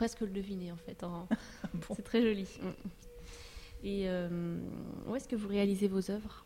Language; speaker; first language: French; native; French